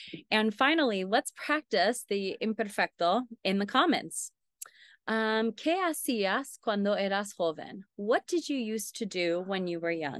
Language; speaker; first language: English; native; English